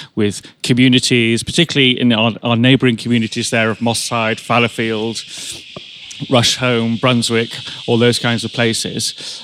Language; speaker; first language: English; native; English